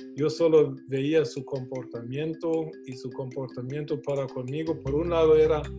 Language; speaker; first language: Spanish; non-native, fluent; German